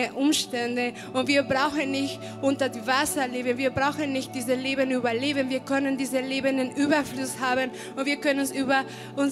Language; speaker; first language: German; non-native, fluent; Spanish